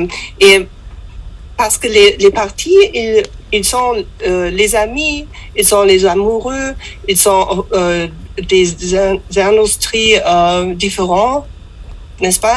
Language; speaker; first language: French; non-native, learner; German